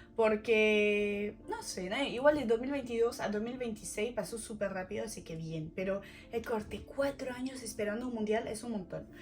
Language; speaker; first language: Spanish; non-native, fluent; French